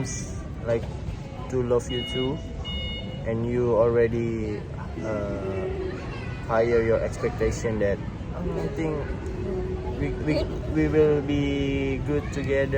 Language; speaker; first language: English; non-native, fluent; Indonesian